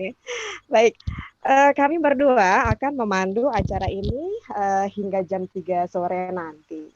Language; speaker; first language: Indonesian; native; Indonesian